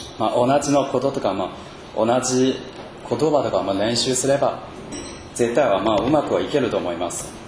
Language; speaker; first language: Japanese; non-native, fluent; Chinese